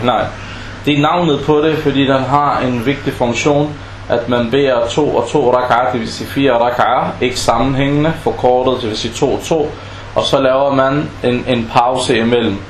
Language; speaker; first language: Danish; non-native, fluent; Arabic